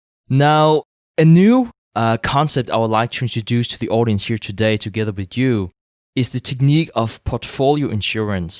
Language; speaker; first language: English; non-native, fluent; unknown